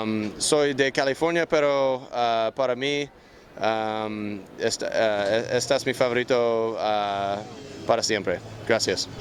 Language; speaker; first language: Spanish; non-native, learner; English